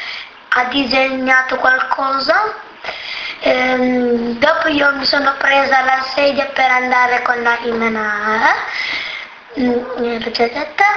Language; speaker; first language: Italian; non-native, local second language; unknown